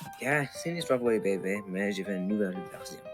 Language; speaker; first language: French; non-native, local second language; English